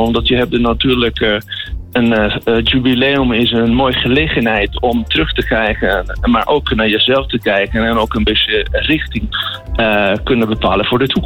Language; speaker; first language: Dutch; non-native, fluent; Italian